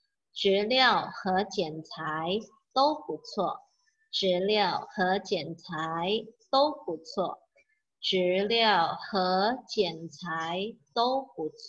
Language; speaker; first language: Chinese; non-native, fluent; Indonesian